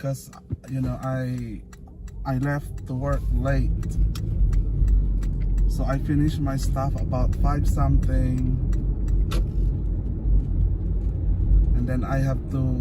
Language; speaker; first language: English; non-native, local second language; Filipino